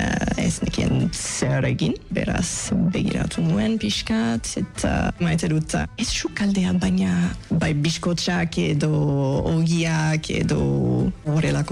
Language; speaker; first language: Basque; non-native, local second language; French